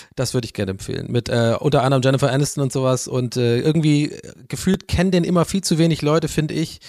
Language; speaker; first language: German; non-native, fluent; English